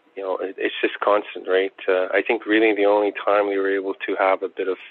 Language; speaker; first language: English; native; English